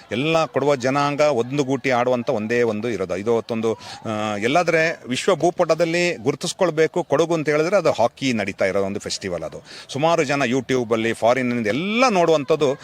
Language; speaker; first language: Kannada; non-native, local second language; Kodava